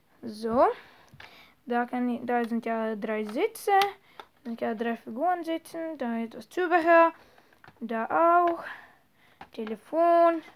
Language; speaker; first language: German; non-native, learner; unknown